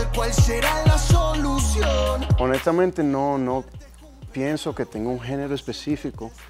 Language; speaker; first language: Spanish; early bilingual, heritage; Spanish